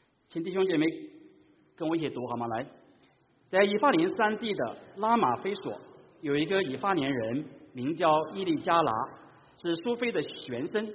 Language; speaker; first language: Chinese; native; Chinese